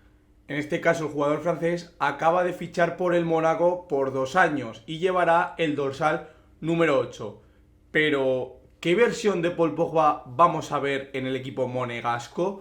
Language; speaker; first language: Spanish; native; Spanish